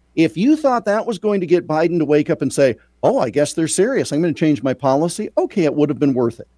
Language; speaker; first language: English; native; English